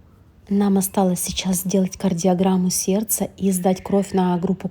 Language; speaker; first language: Russian; native; Russian